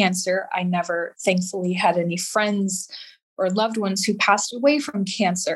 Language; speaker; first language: English; native; English